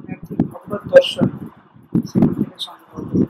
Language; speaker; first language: Bangla; native; Bangla